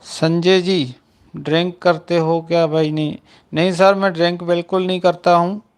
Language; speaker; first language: Hindi; non-native, local second language; Punjabi